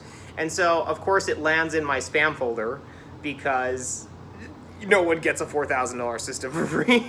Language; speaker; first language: English; native; English